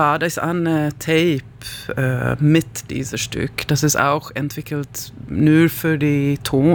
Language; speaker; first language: German; non-native, learner; Swedish